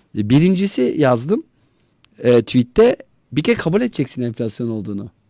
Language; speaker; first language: Turkish; native; Turkish